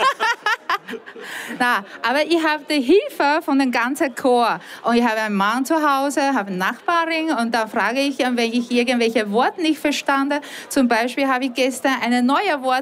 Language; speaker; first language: German; non-native, fluent; Chinese